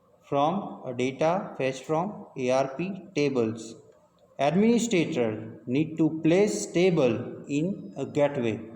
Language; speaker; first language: English; non-native, local second language; Gujarati